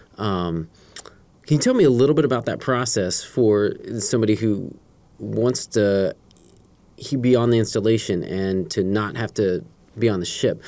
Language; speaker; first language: English; native; English